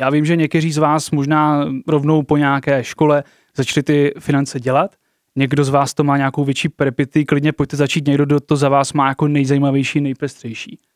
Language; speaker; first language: Czech; native; Czech